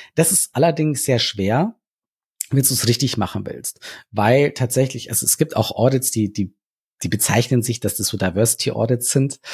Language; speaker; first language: German; native; German